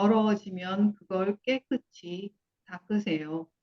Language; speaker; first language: Korean; native; Korean